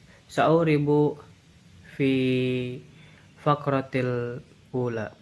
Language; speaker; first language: Arabic; non-native, learner; Indonesian